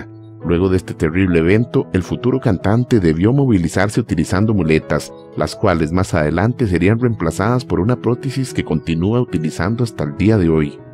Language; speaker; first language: Spanish; native; Spanish